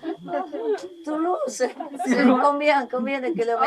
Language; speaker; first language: French; non-native, learner; Vietnamese